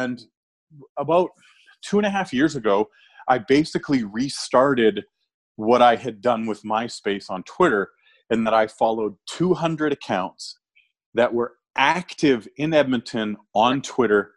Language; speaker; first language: English; native; English